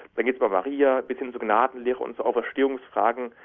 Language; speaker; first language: German; native; German